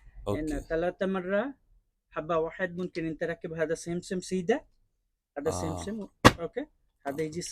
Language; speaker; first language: Arabic; non-native, learner; Bangla